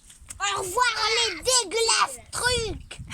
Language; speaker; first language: French; native; French